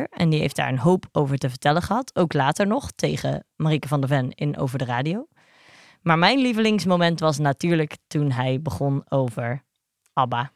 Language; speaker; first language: Dutch; native; Dutch